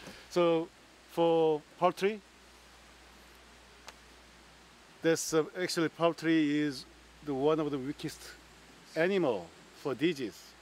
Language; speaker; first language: English; non-native, fluent; Korean